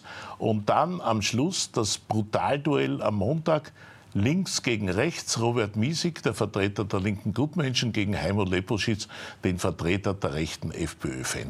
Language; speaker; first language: German; native; German